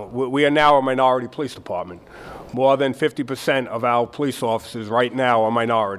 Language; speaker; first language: English; native; English